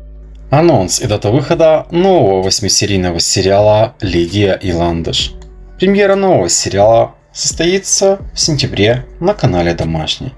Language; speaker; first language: Russian; native; Russian